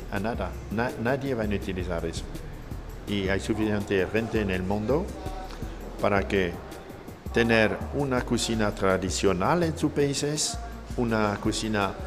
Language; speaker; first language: Spanish; non-native, fluent; French